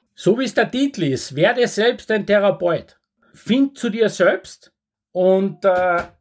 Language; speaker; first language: German; native; German